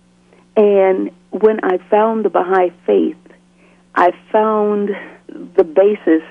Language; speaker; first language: English; native; English